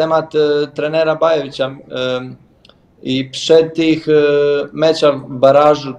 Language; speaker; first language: Polish; non-native, learner; Bosnian